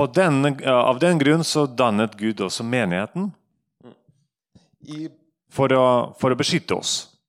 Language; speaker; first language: Norwegian; non-native, fluent; Russian